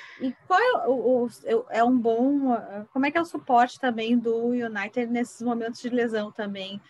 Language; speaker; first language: Portuguese; native; Portuguese